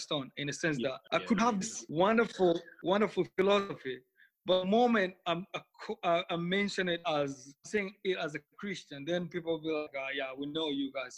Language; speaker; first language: English; non-native, local second language; Kinyarwanda